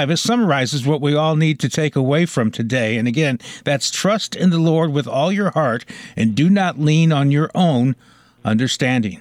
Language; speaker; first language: English; native; English